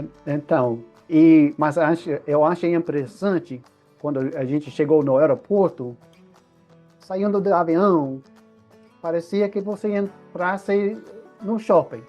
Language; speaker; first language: Portuguese; non-native, fluent; English